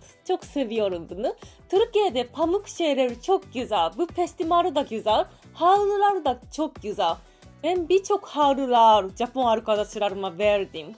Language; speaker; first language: Turkish; non-native, learner; Japanese